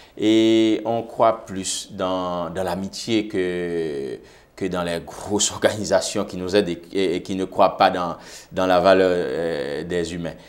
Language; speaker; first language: French; non-native, local second language; Haitian Creole